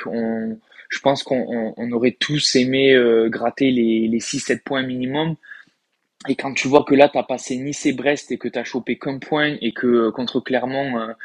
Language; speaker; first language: French; native; French